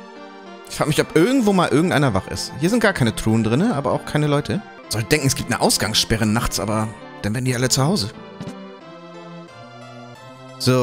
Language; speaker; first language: German; native; German